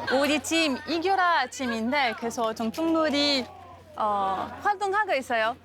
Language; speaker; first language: Korean; non-native, learner; French